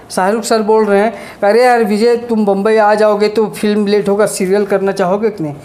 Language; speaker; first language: Hindi; native; Hindi